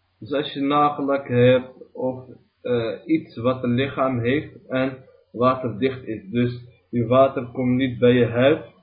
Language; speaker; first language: Dutch; early bilingual, other home language; Arabic